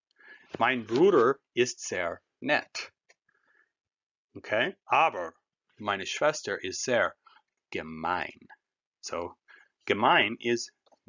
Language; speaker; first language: German; non-native, fluent; English